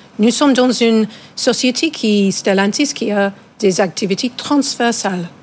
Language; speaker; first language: French; non-native, fluent; English